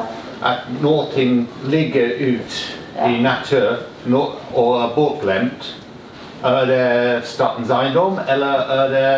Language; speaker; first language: Norwegian; non-native, learner; English